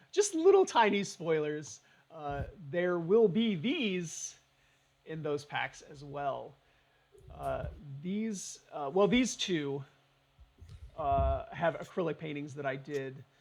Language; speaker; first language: English; native; English